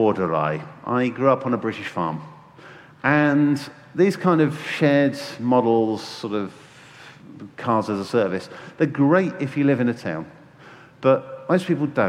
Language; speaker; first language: English; native; English